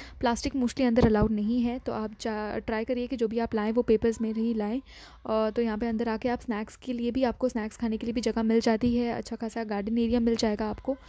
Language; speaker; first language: Hindi; native; Hindi